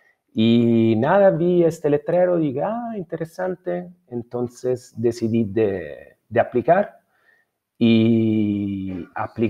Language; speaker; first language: Spanish; non-native, fluent; Italian